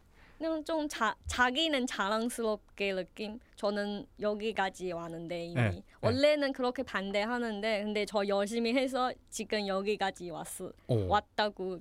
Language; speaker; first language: Korean; non-native, learner; Chinese